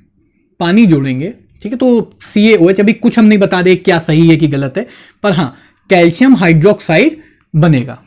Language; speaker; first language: Hindi; native; Hindi